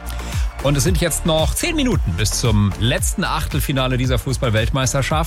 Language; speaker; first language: German; native; German